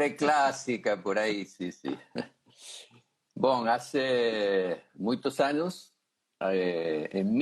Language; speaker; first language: Portuguese; non-native, fluent; Spanish